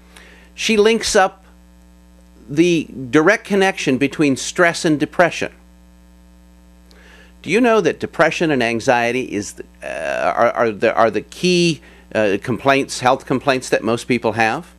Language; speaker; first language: English; native; English